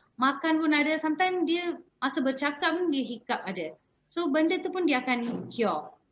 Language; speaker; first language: Malay; non-native, local second language; Tamil